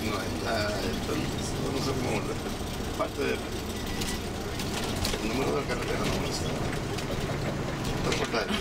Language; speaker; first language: Spanish; native; Spanish